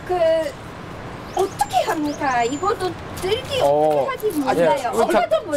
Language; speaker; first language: Korean; non-native, learner; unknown